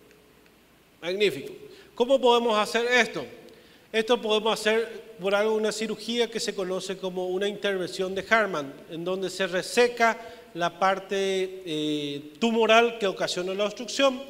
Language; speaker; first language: Spanish; native; Spanish